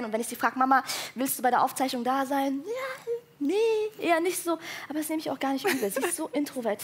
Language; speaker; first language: German; early bilingual, other home language; Persian